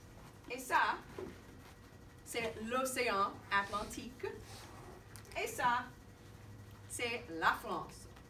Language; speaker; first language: French; non-native, fluent; English